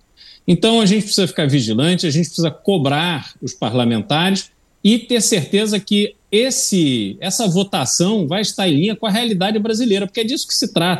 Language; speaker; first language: Portuguese; native; Portuguese